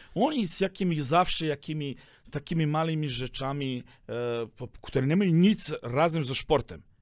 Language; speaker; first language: Polish; non-native, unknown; Serbian